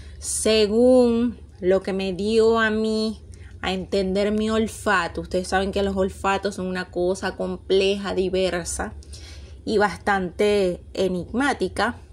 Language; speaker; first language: Spanish; native; Spanish